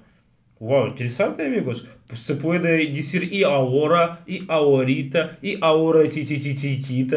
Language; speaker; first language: Spanish; non-native, fluent; Russian